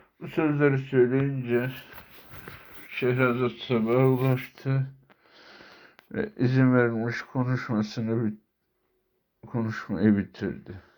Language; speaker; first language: Turkish; native; Turkish